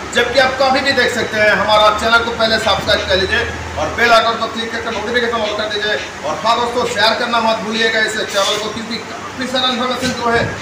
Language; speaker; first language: Hindi; non-native, local second language; Bangla